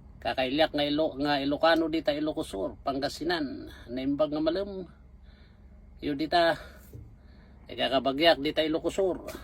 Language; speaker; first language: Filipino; non-native, local second language; Iloko